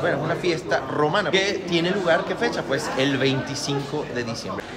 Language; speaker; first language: Spanish; native; Spanish